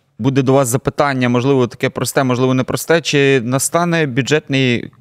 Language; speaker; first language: Ukrainian; native; Ukrainian